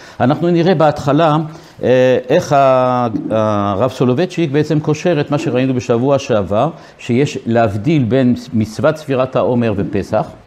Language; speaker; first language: Hebrew; non-native, fluent; French